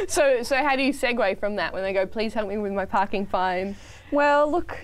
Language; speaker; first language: English; native; English